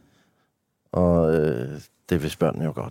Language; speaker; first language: Danish; native; Danish